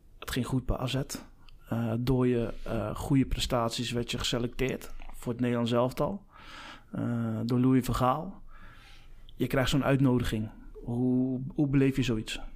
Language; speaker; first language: Dutch; native; Dutch